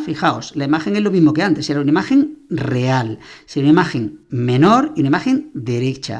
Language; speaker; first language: Spanish; native; Spanish